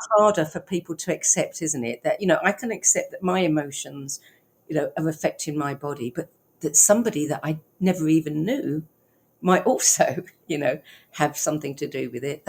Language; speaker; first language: English; native; English